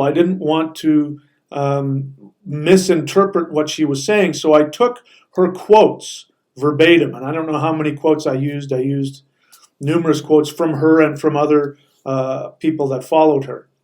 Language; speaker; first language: English; native; English